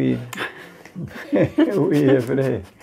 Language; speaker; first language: French; non-native, fluent; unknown